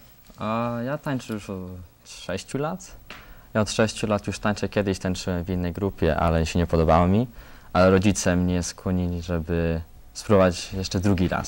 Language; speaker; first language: Polish; early bilingual, heritage; Polish